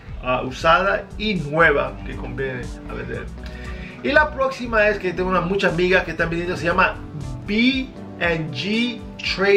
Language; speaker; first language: Spanish; early bilingual, heritage; Spanish